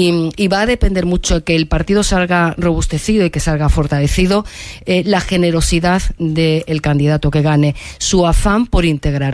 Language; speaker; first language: Spanish; native; Spanish